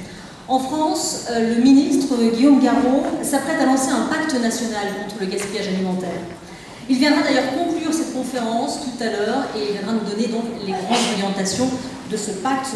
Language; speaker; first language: French; native; French